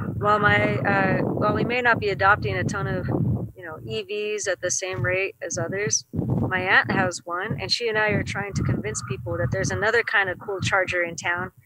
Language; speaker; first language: English; native; English